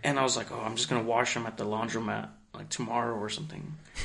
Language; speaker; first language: English; early bilingual, other home language; Spanish